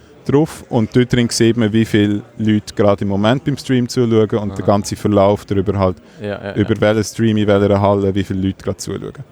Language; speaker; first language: German; native; German